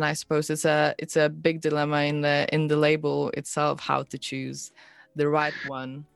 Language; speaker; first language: English; non-native, fluent; Lithuanian